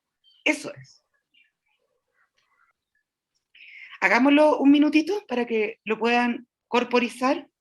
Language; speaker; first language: Spanish; native; Spanish